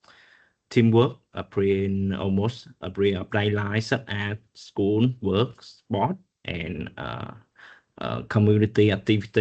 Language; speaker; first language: English; non-native, learner; Vietnamese